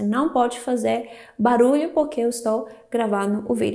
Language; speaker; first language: Portuguese; non-native, fluent; Greek